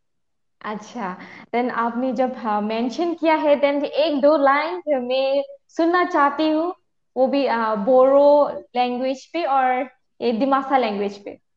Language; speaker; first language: Hindi; non-native, local second language; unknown